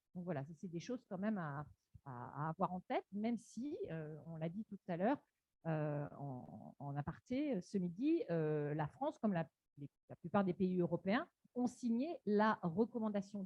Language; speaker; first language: French; native; French